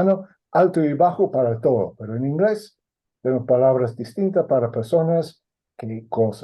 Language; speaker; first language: Spanish; non-native, fluent; English